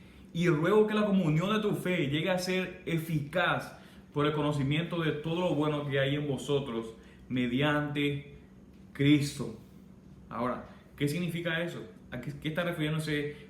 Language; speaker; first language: Spanish; native; Spanish